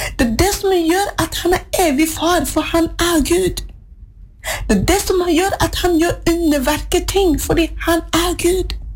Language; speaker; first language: Norwegian; non-native, fluent; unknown